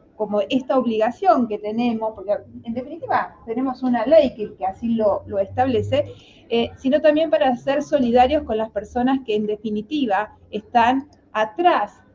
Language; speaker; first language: Spanish; native; Spanish